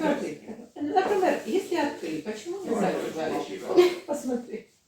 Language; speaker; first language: Russian; non-native, fluent; Armenian